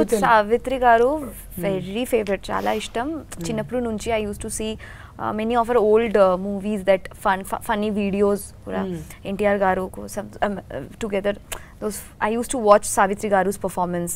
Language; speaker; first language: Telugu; non-native, learner; Bangla